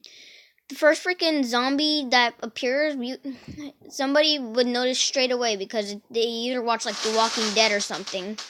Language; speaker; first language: English; native; English